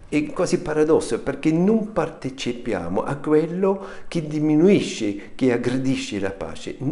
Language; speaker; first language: Italian; non-native, fluent; German